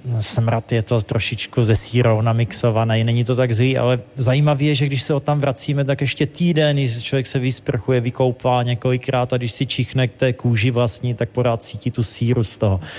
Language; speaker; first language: Czech; native; Czech